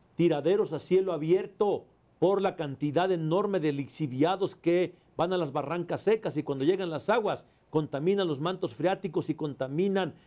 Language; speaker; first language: Spanish; native; Spanish